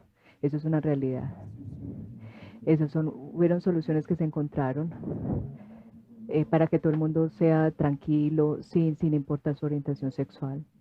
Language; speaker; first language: Spanish; non-native, fluent; French